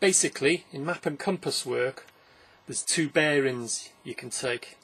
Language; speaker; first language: English; native; English